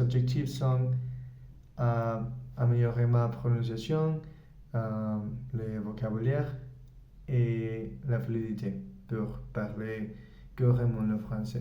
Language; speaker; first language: French; non-native, learner; Spanish